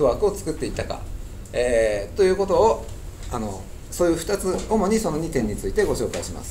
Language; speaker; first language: Japanese; native; Japanese